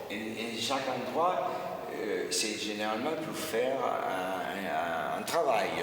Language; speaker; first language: French; non-native, fluent; Spanish